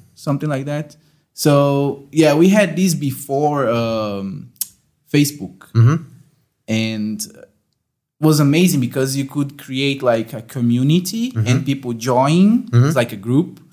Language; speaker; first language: English; non-native, fluent; Portuguese